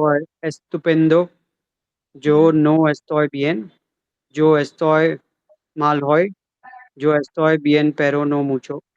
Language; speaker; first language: Spanish; non-native, learner; Hindi